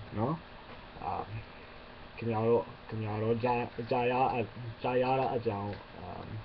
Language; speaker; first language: Burmese; non-native, learner; English